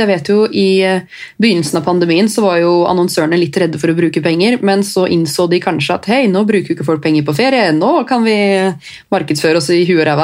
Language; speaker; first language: Norwegian; native; Norwegian